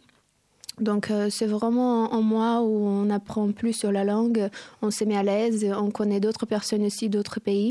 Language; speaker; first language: French; non-native, fluent; Portuguese